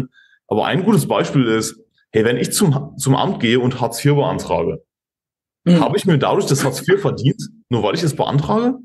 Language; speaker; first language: German; native; German